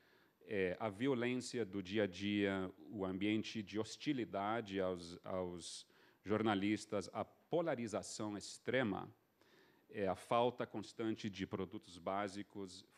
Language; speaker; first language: Portuguese; non-native, fluent; English